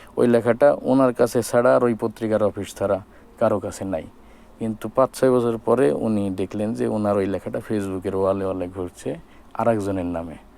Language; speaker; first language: Bangla; native; Bangla